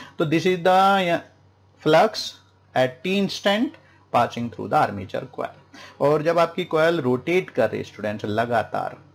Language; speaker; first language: Hindi; native; Hindi